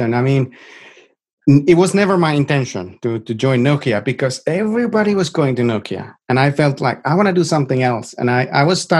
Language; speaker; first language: English; non-native, fluent; Finnish